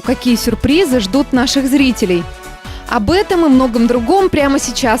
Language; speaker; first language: Russian; native; Russian